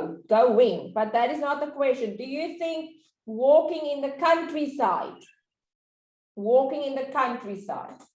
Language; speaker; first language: English; non-native, fluent; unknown